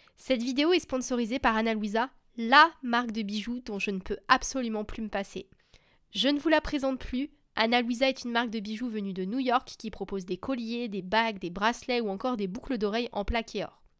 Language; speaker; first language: French; native; French